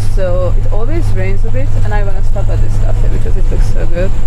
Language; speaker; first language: English; non-native, fluent; Hungarian